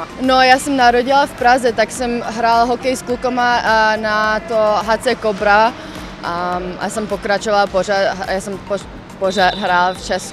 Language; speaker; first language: Czech; non-native, local second language; English